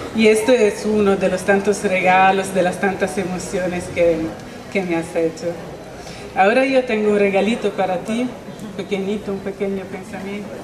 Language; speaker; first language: Spanish; non-native, fluent; Italian